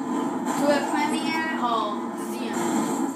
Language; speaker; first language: French; non-native, learner; English